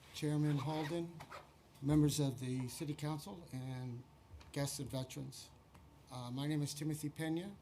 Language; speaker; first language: English; native; English